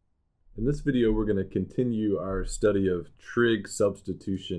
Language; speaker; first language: English; native; English